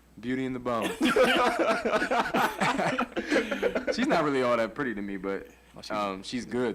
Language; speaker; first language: English; native; English